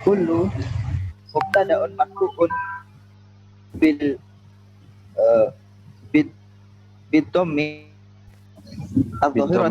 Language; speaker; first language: Arabic; non-native, learner; Indonesian